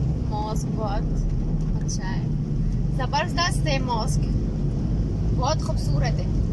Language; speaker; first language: Hindi; non-native, learner; Arabic